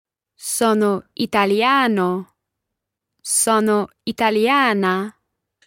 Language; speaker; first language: Italian; non-native, learner; English